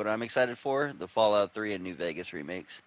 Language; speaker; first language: English; native; English